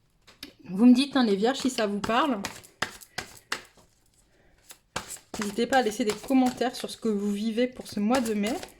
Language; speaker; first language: French; native; French